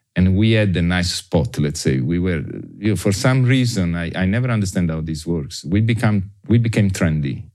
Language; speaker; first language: English; non-native, fluent; Italian